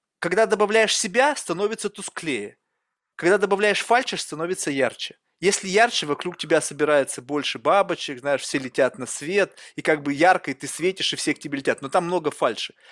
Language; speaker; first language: Russian; native; Russian